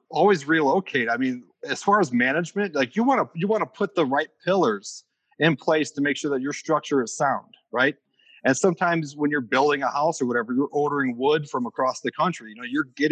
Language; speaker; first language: English; native; English